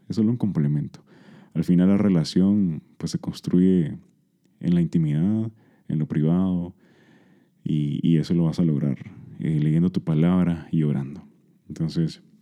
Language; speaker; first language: Spanish; early bilingual, heritage; Spanish